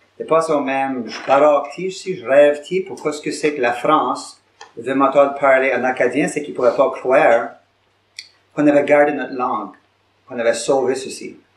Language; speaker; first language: French; native; French